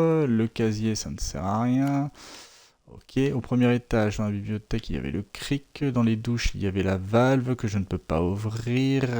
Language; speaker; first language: French; native; French